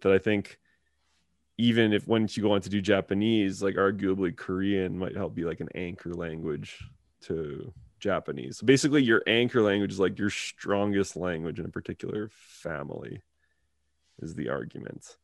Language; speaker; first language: English; native; English